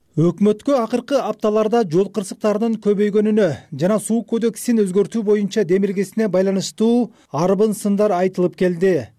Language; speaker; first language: Kyrgyz; native; Kyrgyz